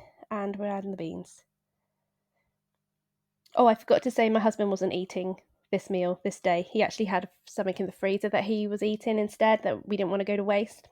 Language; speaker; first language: English; native; English